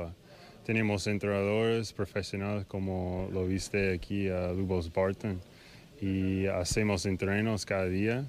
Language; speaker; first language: Spanish; non-native, fluent; English